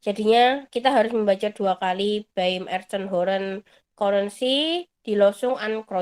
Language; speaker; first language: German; non-native, fluent; Indonesian